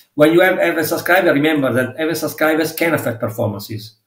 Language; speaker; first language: English; non-native, fluent; Italian